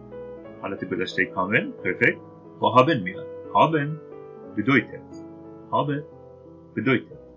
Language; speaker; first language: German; non-native, fluent; Persian